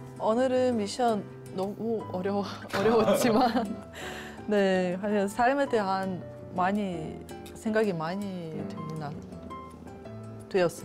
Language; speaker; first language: Korean; non-native, fluent; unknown